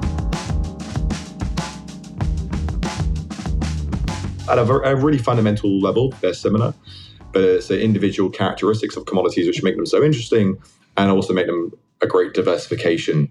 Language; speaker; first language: English; native; English